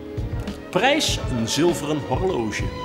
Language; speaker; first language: Dutch; native; Dutch